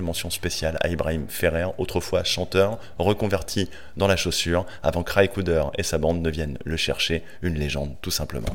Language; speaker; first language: French; native; French